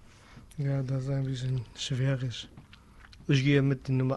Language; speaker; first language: German; non-native, learner; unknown